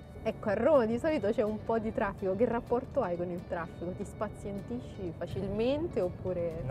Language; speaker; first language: Italian; native; Italian